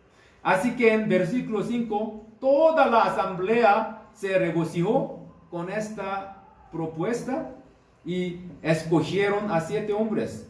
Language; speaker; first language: Spanish; non-native, fluent; Korean